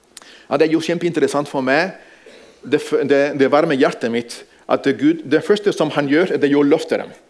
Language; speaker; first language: Norwegian; non-native, fluent; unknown